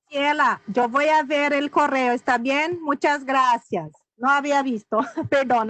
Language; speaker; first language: Spanish; non-native, fluent; Portuguese